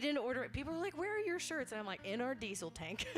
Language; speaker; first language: English; native; English